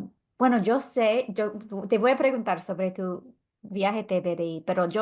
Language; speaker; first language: Spanish; non-native, fluent; English